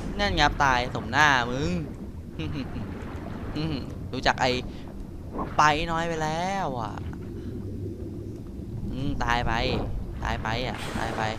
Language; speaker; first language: Thai; native; Thai